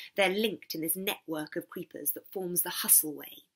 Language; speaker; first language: English; native; English